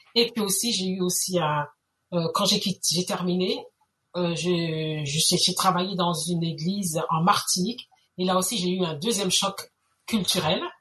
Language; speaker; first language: French; native; French